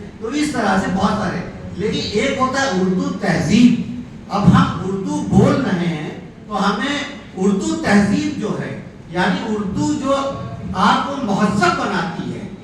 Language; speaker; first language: Urdu; native; Urdu